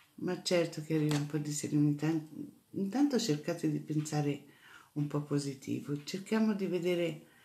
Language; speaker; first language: Italian; native; Italian